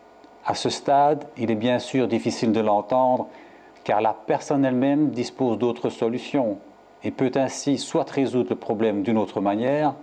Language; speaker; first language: French; native; French